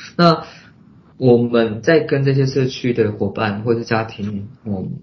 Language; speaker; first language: Chinese; native; Chinese